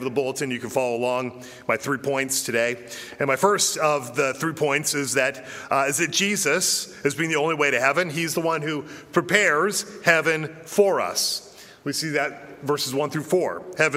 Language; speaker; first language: English; native; English